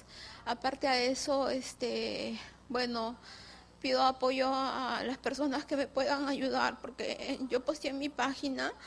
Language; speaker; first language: Spanish; native; Spanish